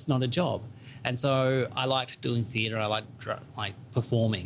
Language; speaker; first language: English; native; English